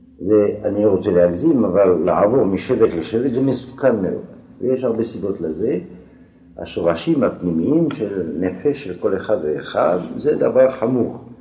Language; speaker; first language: Hebrew; non-native, fluent; French